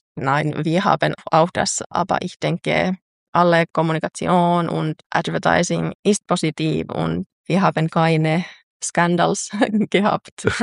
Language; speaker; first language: German; non-native, learner; Finnish